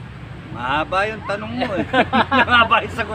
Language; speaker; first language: Filipino; native; Filipino